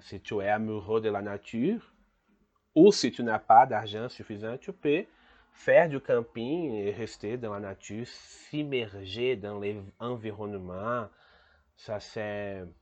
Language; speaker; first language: French; non-native, fluent; Portuguese